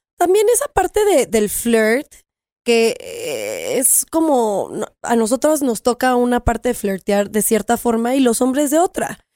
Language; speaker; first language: Spanish; native; Spanish